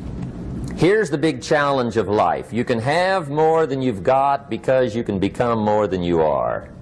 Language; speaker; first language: English; native; English